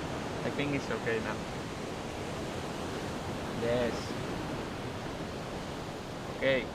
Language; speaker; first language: English; non-native, fluent; Spanish